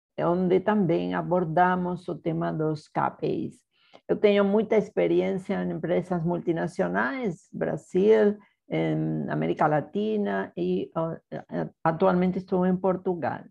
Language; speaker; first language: Portuguese; non-native, fluent; Spanish